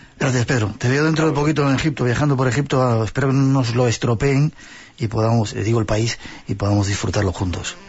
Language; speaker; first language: Spanish; native; Spanish